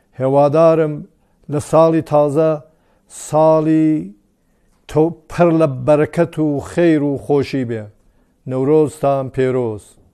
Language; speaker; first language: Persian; non-native, local second language; Azerbaijani